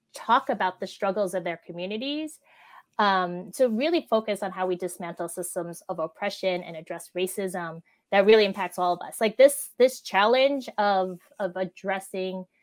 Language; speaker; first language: English; native; English